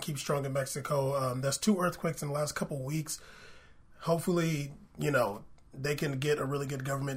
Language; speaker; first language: English; native; English